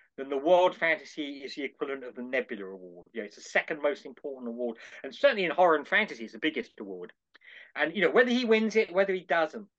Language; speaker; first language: English; native; English